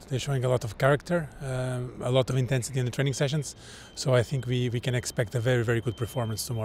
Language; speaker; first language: English; non-native, fluent; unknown